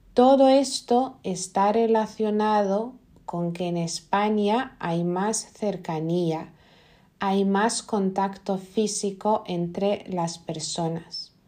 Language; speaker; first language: Spanish; non-native, fluent; Lithuanian